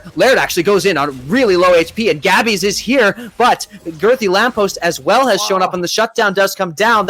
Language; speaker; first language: English; native; English